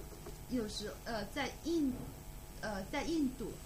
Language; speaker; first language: Chinese; native; Chinese